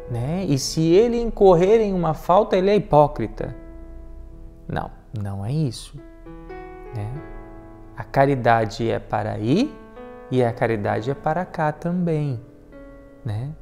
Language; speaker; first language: Portuguese; native; Portuguese